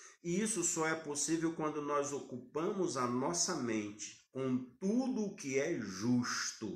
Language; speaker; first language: Portuguese; native; Portuguese